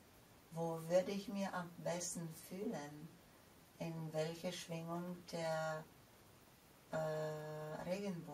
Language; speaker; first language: German; non-native, fluent; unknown